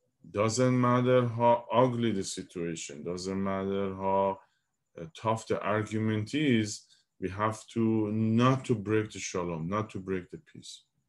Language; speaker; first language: English; non-native, fluent; Persian